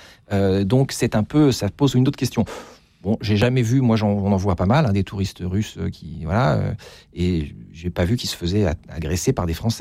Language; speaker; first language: French; native; French